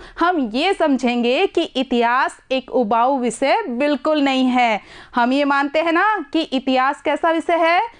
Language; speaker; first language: Hindi; native; Hindi